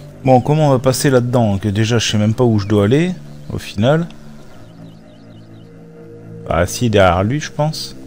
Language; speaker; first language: French; native; French